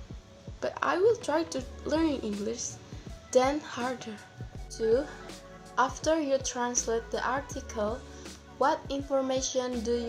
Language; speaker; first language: English; non-native, learner; Indonesian